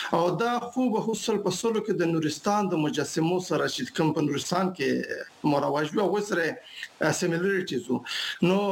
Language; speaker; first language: Pashto; non-native, local second language; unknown